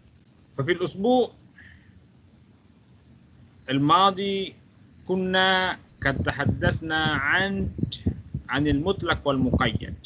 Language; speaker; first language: Arabic; non-native, fluent; Malay